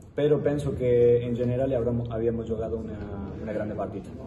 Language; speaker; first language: Italian; non-native, fluent; Spanish